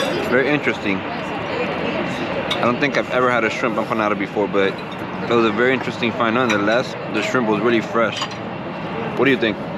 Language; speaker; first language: English; early bilingual, other home language; Spanish